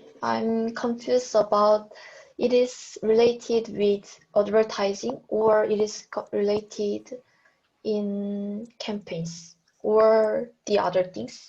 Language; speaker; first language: English; non-native, learner; Korean